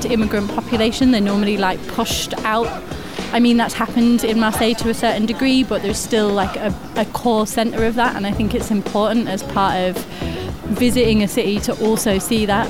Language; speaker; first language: English; non-native, fluent; French